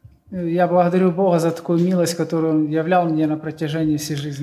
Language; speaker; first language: Polish; non-native, learner; Russian